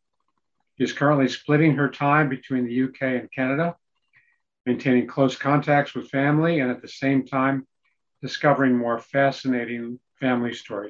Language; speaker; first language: English; native; English